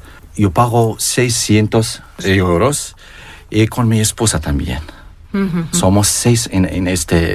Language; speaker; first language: Spanish; non-native, learner; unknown